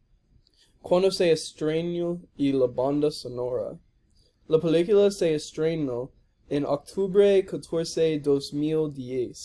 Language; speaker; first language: Spanish; non-native, learner; English